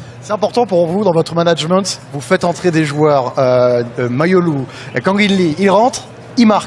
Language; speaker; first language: French; native; French